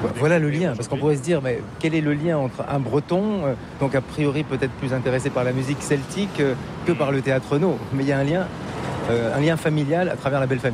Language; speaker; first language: French; native; French